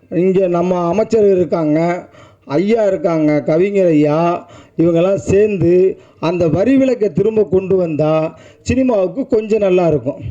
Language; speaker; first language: Tamil; native; Tamil